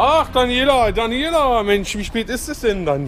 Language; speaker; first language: German; native; German